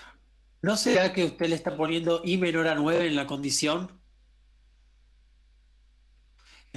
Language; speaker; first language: Spanish; native; Spanish